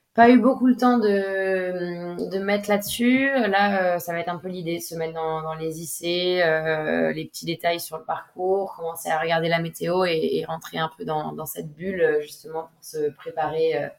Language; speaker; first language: French; native; French